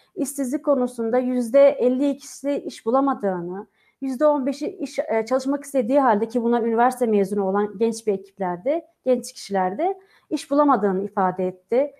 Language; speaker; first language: Turkish; non-native, local second language; Kurdish